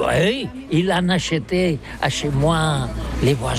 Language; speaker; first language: French; non-native, learner; Catalan